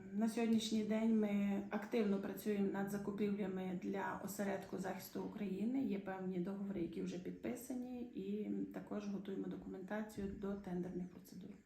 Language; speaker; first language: Ukrainian; native; Ukrainian